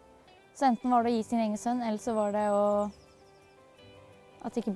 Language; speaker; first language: Norwegian; native; Norwegian